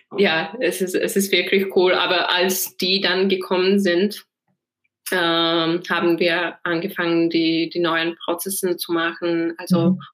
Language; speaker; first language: German; non-native, fluent; Czech